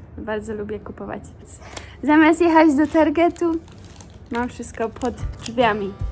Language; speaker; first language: Polish; native; Polish